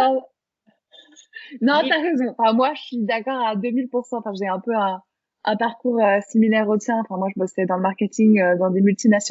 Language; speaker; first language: French; native; French